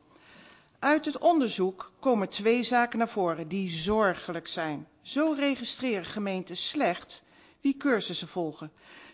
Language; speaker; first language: Dutch; native; Dutch